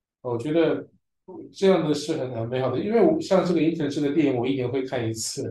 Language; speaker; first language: Chinese; early bilingual, heritage; Chinese